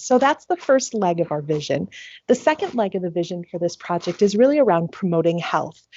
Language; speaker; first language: English; native; English